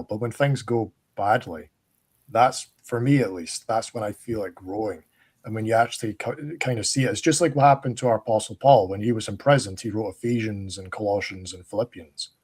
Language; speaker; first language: English; native; English